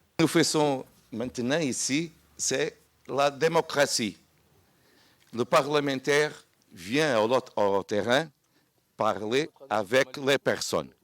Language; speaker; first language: French; non-native, fluent; Portuguese